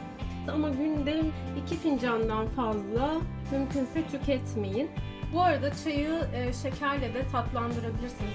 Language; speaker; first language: Turkish; native; Turkish